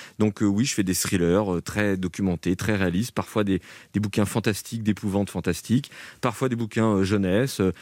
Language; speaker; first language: French; native; French